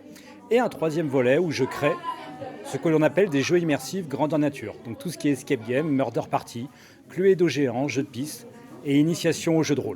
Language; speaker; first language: French; native; French